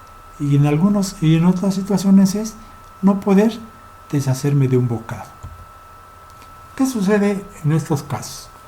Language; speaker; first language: Spanish; native; Spanish